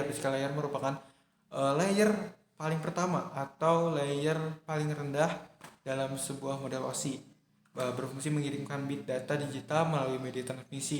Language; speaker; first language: Indonesian; native; Indonesian